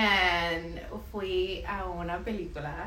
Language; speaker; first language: Spanish; early bilingual, heritage; Spanish